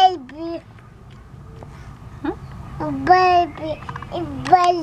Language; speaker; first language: Japanese; early bilingual, heritage; Japanese